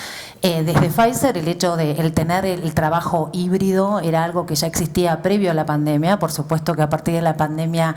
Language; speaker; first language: Spanish; native; Spanish